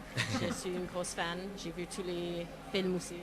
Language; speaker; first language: French; non-native, local second language; English